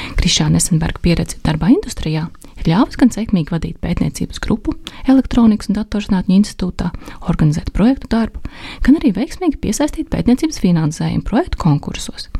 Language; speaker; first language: Latvian; native; Latvian